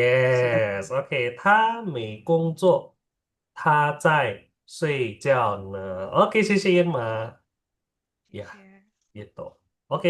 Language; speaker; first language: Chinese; non-native, fluent; Indonesian